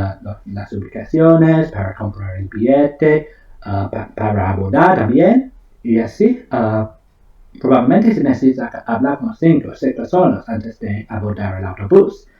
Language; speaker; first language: Spanish; non-native, fluent; English